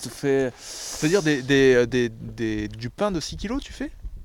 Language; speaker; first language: French; native; French